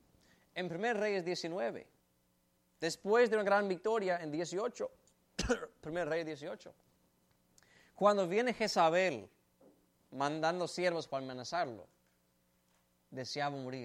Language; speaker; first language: Spanish; native; Spanish